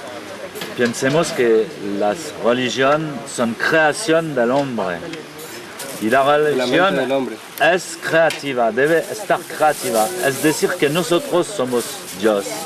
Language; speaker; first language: Spanish; non-native, fluent; French